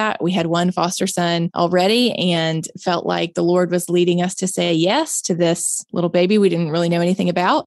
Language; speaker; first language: English; native; English